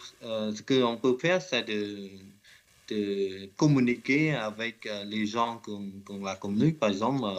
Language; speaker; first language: French; non-native, learner; Khmer